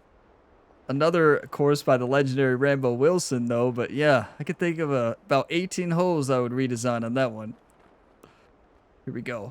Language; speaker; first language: English; native; English